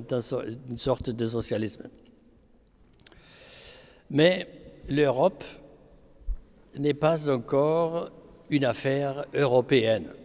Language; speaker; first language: French; non-native, fluent; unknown